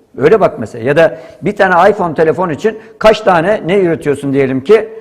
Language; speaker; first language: Turkish; native; Turkish